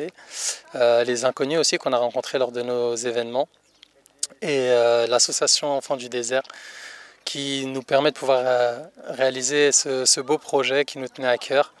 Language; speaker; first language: French; native; French